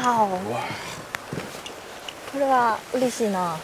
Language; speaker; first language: Japanese; native; Japanese